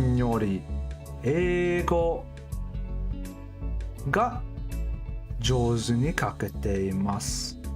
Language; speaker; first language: Japanese; non-native, learner; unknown